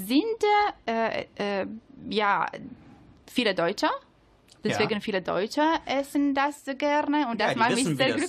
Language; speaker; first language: German; non-native, learner; Italian